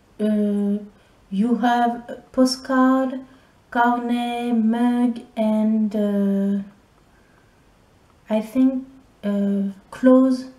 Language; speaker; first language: English; non-native, learner; French